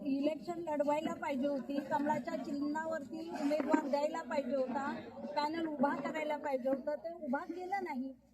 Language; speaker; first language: Marathi; native; Marathi